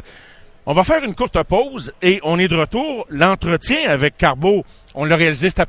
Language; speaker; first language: French; native; French